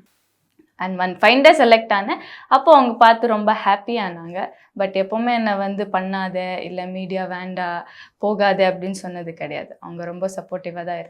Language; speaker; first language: Tamil; non-native, local second language; Bangla